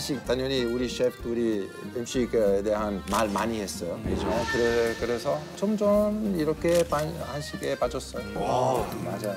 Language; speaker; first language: Korean; non-native, learner; Italian